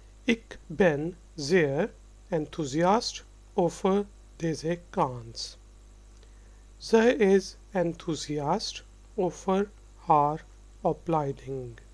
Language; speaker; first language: Dutch; non-native, fluent; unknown